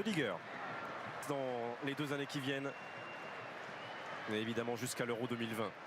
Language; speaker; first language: French; native; French